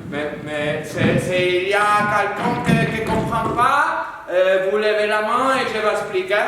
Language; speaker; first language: French; non-native, learner; Spanish